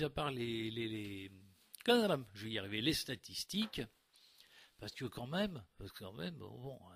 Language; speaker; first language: French; native; French